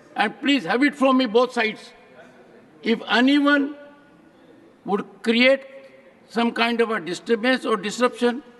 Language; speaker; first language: English; non-native, local second language; Hindi